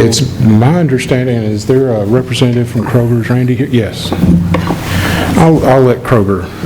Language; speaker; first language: English; native; English